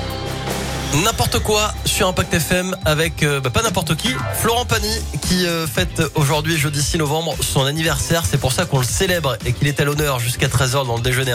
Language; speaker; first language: French; native; French